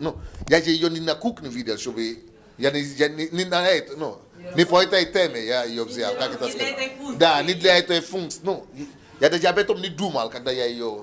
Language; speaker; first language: Russian; non-native, learner; Yoruba